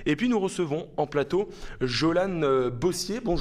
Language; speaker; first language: French; native; French